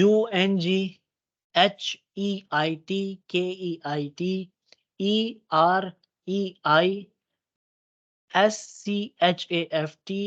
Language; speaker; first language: German; non-native, fluent; Urdu